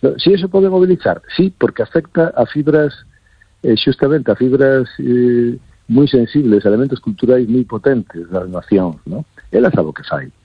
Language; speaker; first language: Galician; non-native, local second language; Spanish